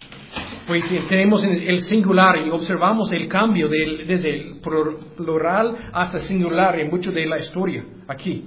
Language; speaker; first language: Spanish; non-native, learner; English